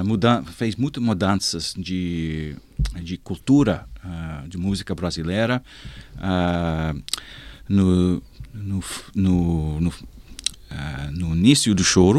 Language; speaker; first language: Portuguese; non-native, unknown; English